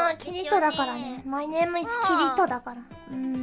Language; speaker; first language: Japanese; native; Japanese